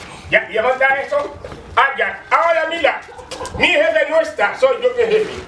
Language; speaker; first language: Spanish; non-native, learner; Haitian Creole